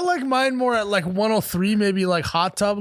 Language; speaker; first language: English; native; English